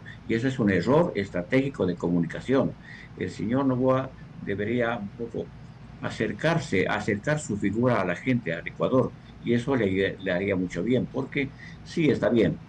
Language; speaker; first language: Spanish; native; Spanish